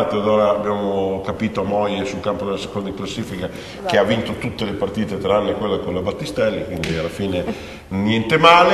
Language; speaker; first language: Italian; native; Italian